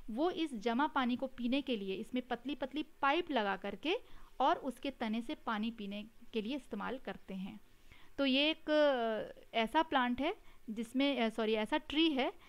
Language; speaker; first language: Hindi; native; Hindi